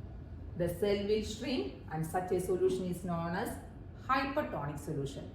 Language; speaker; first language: English; non-native, local second language; Malayalam